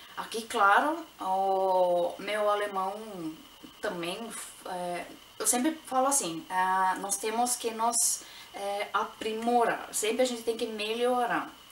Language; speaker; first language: Portuguese; non-native, local second language; Plautdietsch